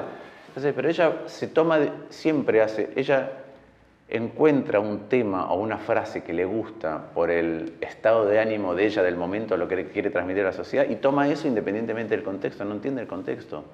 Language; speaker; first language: Spanish; native; Spanish